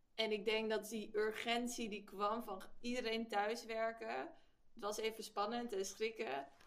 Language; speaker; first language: Dutch; native; Dutch